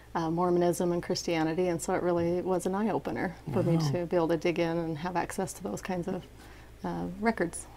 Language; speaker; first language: English; native; English